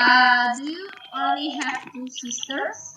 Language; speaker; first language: English; non-native, learner; Indonesian